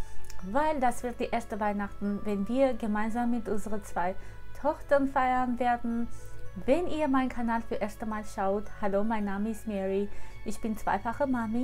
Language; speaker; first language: German; non-native, fluent; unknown